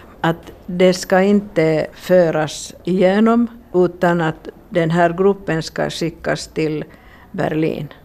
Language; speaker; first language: Swedish; non-native, local second language; Finnish